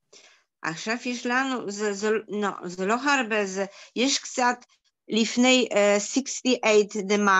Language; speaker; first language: Hebrew; non-native, learner; Polish